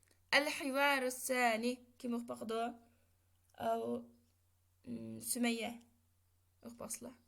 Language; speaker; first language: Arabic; non-native, fluent; Uyghur